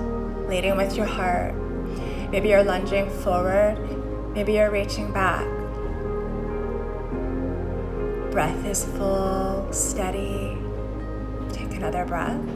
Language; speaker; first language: English; native; English